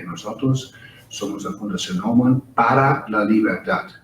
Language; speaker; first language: Spanish; non-native, fluent; German